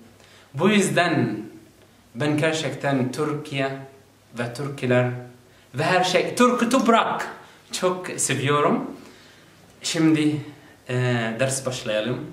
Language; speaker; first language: Turkish; non-native, learner; Arabic